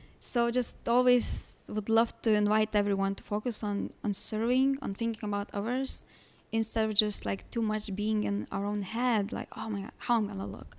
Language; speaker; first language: English; non-native, fluent; Lithuanian